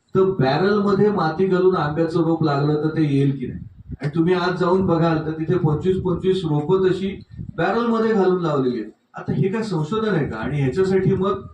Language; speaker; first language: Marathi; native; Marathi